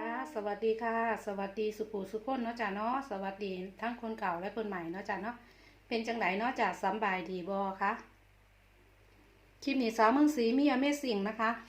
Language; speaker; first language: Thai; non-native, local second language; Lao